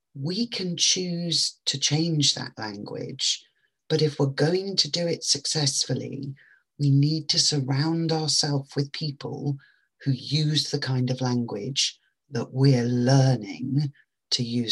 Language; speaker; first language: English; native; English